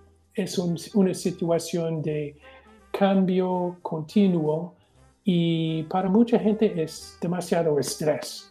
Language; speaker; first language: Spanish; non-native, fluent; English